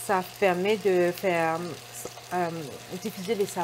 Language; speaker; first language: French; non-native, local second language; Morisyen